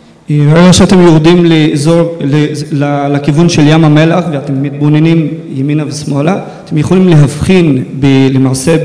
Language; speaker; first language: Hebrew; non-native, local second language; Arabic